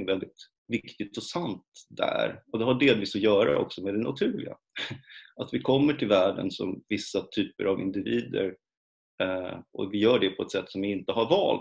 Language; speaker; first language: Swedish; native; Swedish